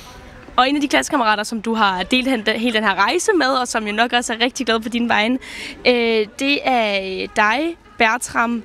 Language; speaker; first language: Danish; native; Danish